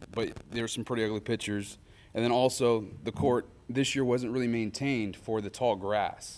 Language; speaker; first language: English; native; English